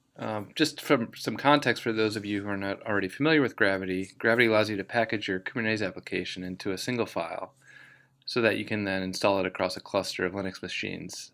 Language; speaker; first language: English; native; English